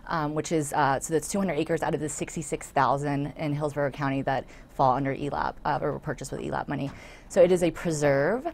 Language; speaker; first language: English; native; English